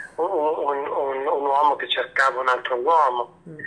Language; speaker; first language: Italian; native; Italian